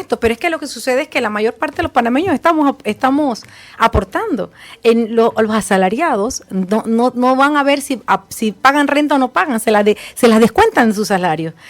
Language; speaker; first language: Spanish; native; Spanish